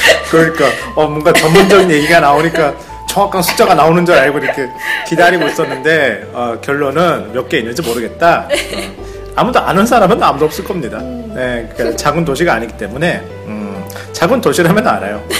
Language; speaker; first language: Korean; non-native, fluent; Japanese